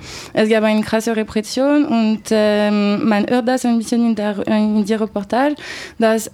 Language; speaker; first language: German; non-native, learner; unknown